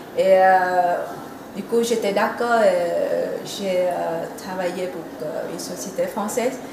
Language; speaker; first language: French; non-native, fluent; Vietnamese